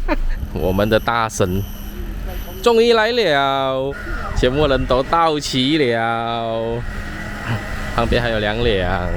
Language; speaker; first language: Chinese; native; Chinese